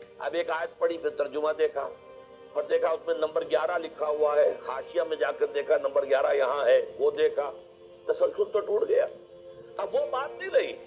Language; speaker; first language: Urdu; native; Urdu